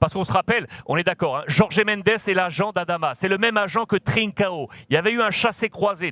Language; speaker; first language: French; native; French